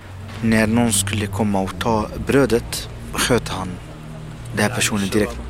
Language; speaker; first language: Swedish; non-native, fluent; Arabic